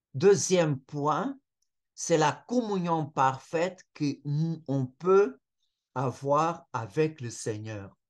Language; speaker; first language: French; non-native, fluent; Portuguese